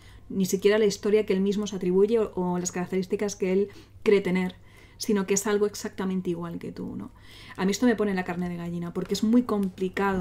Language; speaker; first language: Spanish; native; Spanish